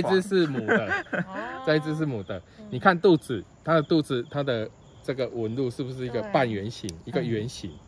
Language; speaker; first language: Chinese; native; Chinese